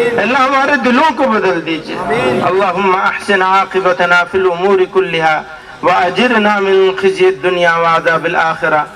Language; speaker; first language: Urdu; native; Urdu